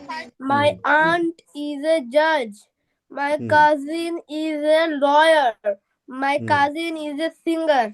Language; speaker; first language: English; non-native, learner; Bangla